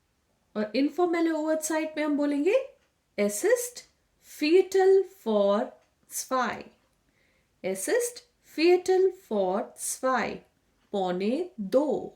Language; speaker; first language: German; non-native, fluent; Hindi